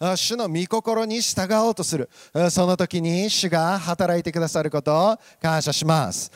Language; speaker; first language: Japanese; native; Japanese